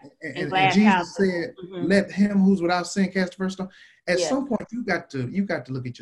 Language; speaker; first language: English; native; English